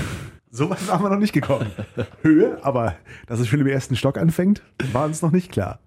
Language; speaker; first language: German; native; German